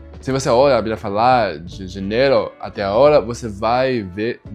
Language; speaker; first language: Portuguese; non-native, learner; English